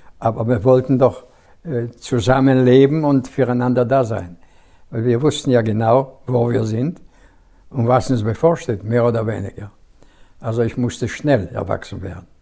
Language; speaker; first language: German; non-native, fluent; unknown